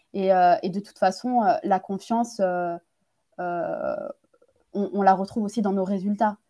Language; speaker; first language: French; native; French